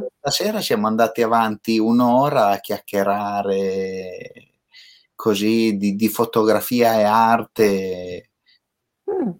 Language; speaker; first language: Italian; native; Italian